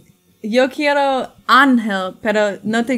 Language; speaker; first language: Spanish; non-native, learner; English